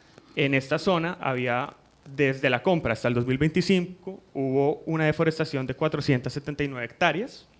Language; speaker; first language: Spanish; native; Spanish